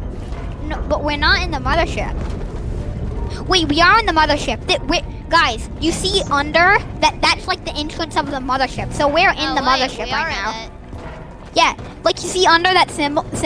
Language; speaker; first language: English; native; English